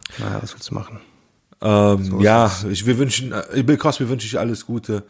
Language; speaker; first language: German; early bilingual, other home language; Turkish